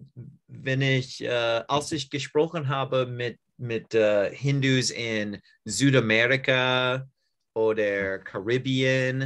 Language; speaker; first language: German; non-native, learner; English